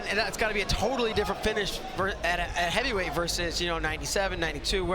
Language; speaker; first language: English; native; English